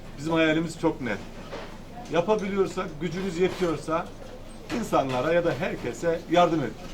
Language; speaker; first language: Turkish; native; Turkish